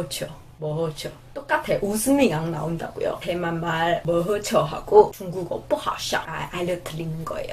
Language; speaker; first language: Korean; non-native, fluent; Chinese